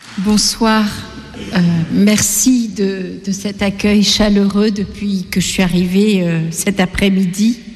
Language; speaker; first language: French; non-native, local second language; Gujarati